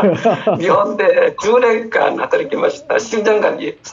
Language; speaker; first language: Japanese; non-native, fluent; Korean